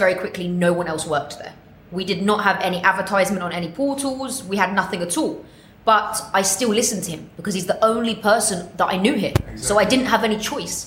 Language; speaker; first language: English; native; English